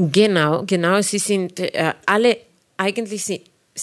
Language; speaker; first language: German; non-native, fluent; Spanish